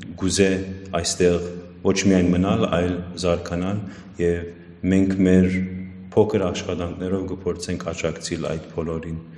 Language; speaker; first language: Armenian; early bilingual, heritage; Armenian